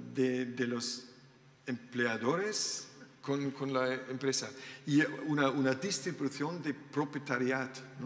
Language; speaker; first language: Spanish; non-native, learner; German